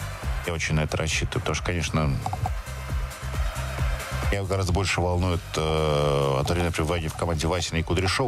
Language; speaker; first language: Russian; native; Russian